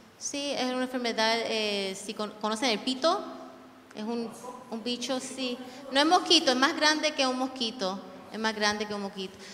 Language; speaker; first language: Spanish; early bilingual, heritage; Spanish